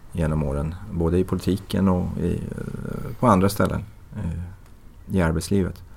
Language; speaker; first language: Swedish; early bilingual, other home language; Persian